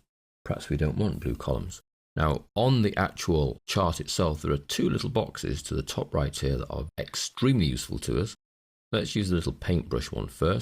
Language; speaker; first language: English; native; English